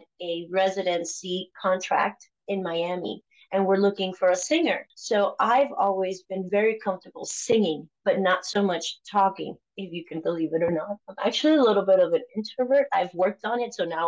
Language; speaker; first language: English; early bilingual, other home language; Spanish